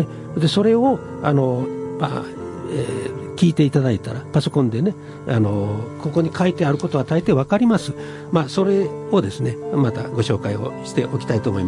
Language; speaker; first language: Japanese; native; Japanese